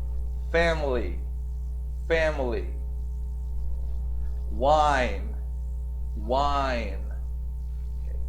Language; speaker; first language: English; non-native, fluent; Portuguese